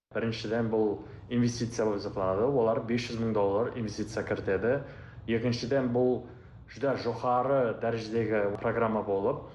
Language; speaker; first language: Uzbek; non-native, local second language; Kara-Kalpak